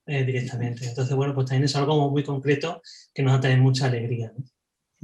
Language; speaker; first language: Spanish; native; Spanish